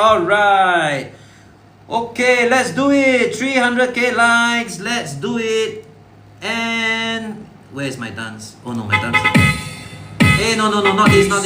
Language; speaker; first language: English; non-native, local second language; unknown